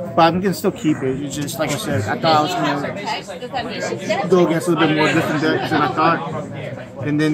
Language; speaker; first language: English; native; English